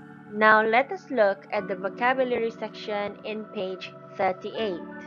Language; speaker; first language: English; non-native, local second language; Malay